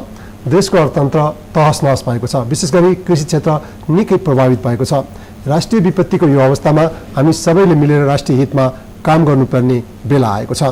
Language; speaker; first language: Nepali; native; Nepali